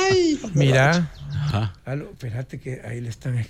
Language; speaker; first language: Spanish; native; Spanish